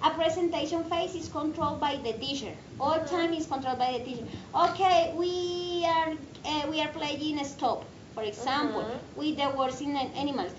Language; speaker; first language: English; non-native, fluent; Spanish